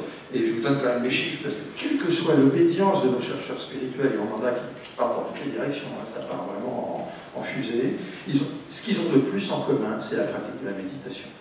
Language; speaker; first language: French; native; French